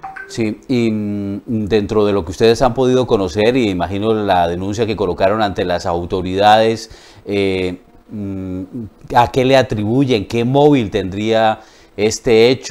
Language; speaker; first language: Spanish; native; Spanish